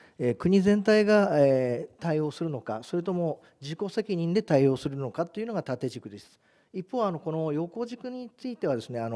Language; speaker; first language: Japanese; native; Japanese